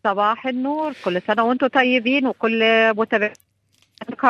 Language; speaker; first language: Arabic; native; Arabic